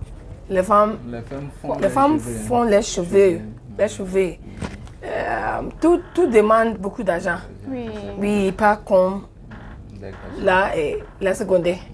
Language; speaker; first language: French; non-native, learner; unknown